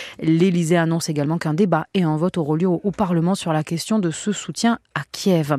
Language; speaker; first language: French; native; French